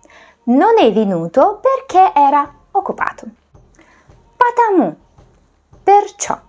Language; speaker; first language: Italian; non-native, fluent; Russian